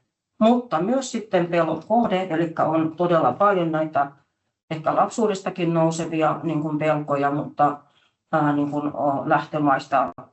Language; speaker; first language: Finnish; native; Finnish